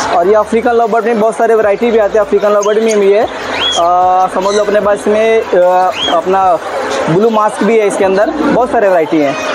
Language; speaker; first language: Hindi; native; Hindi